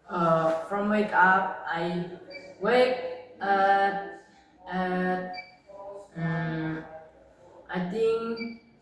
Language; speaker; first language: English; non-native, learner; Indonesian